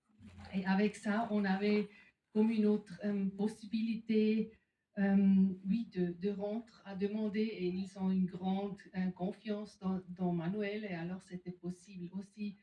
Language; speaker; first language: French; non-native, fluent; German